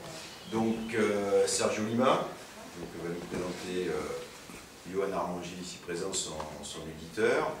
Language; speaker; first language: French; native; French